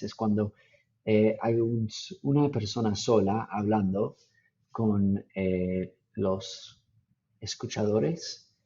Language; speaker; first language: Spanish; non-native, fluent; English